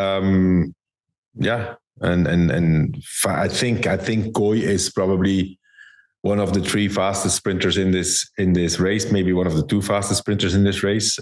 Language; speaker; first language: English; non-native, fluent; Dutch